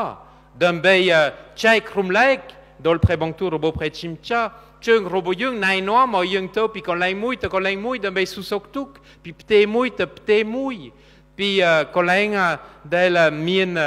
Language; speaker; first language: Khmer; non-native, fluent; French